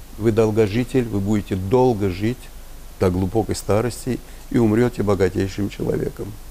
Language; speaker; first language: Russian; non-native, local second language; Armenian